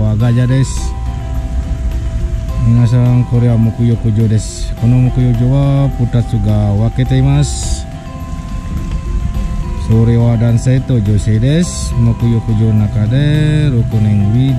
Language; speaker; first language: Japanese; non-native, fluent; Indonesian